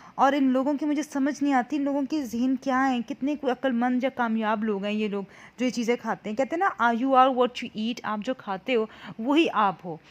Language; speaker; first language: Urdu; native; Urdu